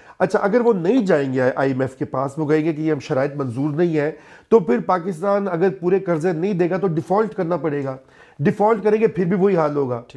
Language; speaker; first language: Urdu; non-native, local second language; Punjabi